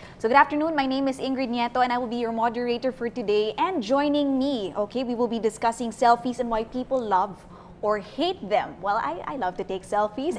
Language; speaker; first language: English; non-native, local second language; Filipino